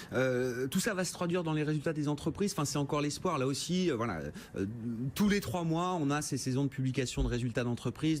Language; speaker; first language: French; native; French